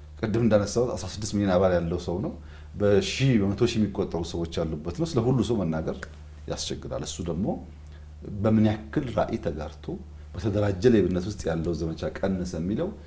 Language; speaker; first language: Amharic; non-native, local second language; Oromo